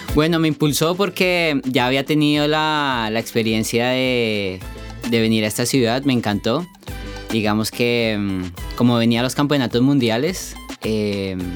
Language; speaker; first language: Spanish; native; Spanish